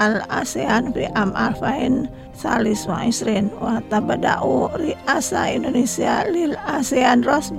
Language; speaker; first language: Arabic; non-native, fluent; Indonesian